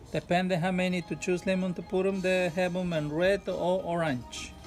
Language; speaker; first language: English; non-native, learner; Spanish